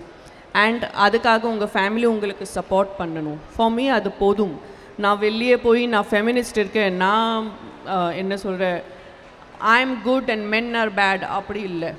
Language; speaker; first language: Tamil; non-native, local second language; Gujarati